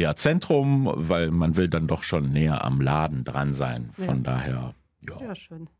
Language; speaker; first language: German; early bilingual, other home language; Polish